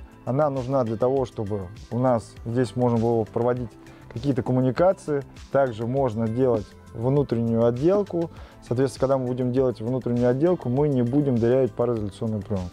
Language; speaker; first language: Russian; native; Russian